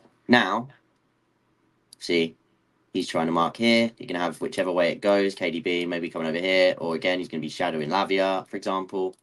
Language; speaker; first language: English; native; English